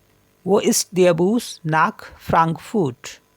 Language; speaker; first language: German; non-native, learner; Hindi